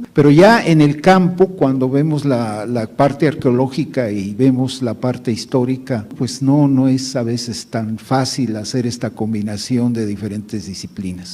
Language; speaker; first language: Spanish; native; Spanish